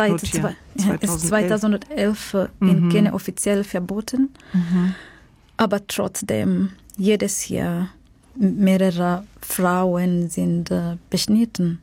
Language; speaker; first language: German; non-native, fluent; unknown